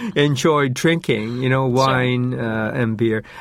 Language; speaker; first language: English; non-native, fluent; Japanese